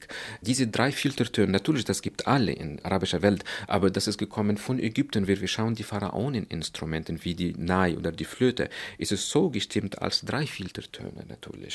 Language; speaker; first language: German; non-native, fluent; Arabic